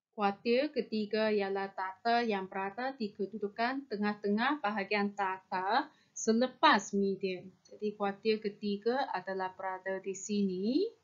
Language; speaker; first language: Malay; non-native, local second language; Chinese